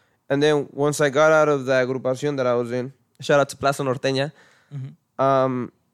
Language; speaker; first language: English; early bilingual, other home language; Spanish